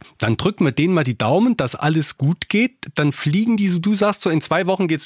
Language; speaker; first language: German; native; German